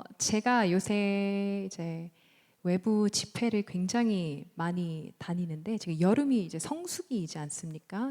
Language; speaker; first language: Korean; early bilingual, heritage; Korean